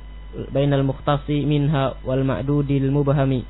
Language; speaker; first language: Arabic; non-native, learner; Indonesian